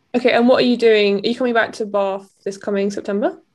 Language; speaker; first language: English; native; English